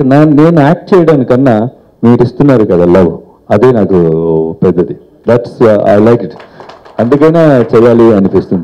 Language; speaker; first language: Telugu; non-native, fluent; Tamil